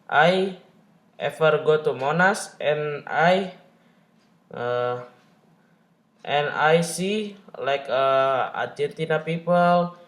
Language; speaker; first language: English; non-native, learner; Indonesian